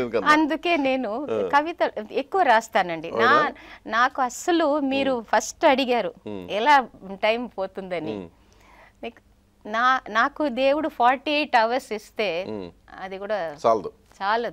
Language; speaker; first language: Telugu; non-native, local second language; Tamil